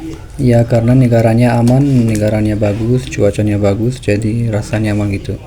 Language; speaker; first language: Indonesian; non-native, fluent; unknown